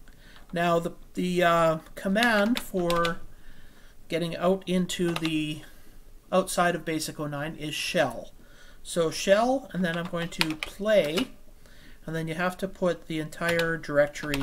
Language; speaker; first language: English; native; English